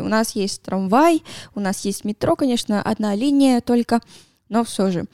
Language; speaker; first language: Russian; non-native, fluent; Spanish